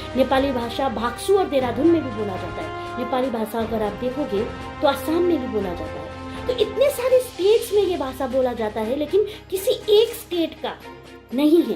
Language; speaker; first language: Hindi; non-native, local second language; Nepali